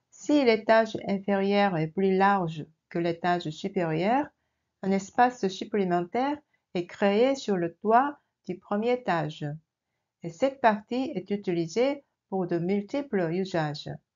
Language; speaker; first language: French; non-native, fluent; Korean